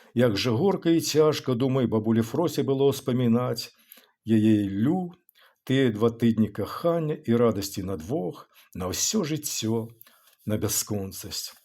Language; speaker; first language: Belarusian; native; Belarusian